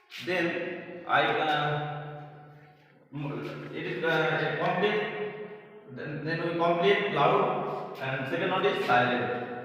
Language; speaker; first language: English; non-native, local second language; Bangla